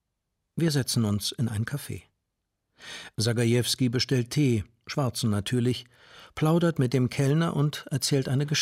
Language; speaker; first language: German; native; German